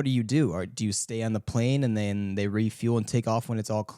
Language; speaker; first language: English; native; English